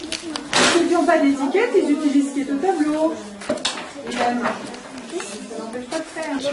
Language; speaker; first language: French; native; French